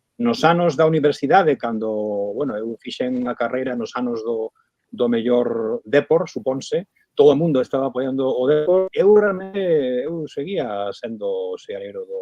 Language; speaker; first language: Galician; non-native, local second language; Spanish